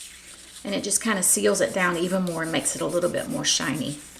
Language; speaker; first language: English; native; English